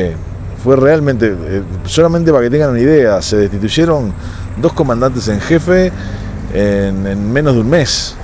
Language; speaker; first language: Spanish; native; Spanish